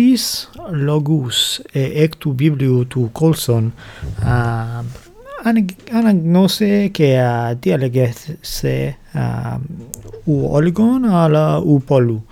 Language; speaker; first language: Greek; non-native, learner; English